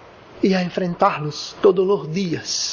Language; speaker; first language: Spanish; non-native, learner; Portuguese